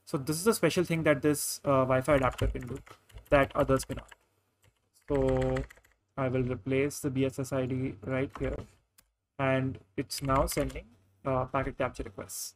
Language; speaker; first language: English; non-native, local second language; Hindi